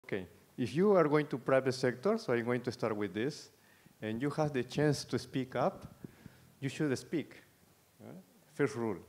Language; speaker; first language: English; non-native, fluent; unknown